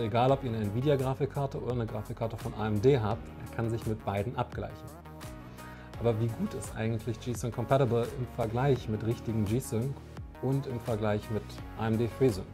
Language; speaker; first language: German; native; German